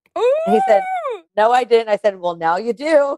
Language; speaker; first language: English; native; English